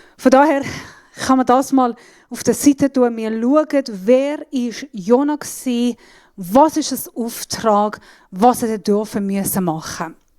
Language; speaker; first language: German; non-native, fluent; Assyrian Neo-Aramaic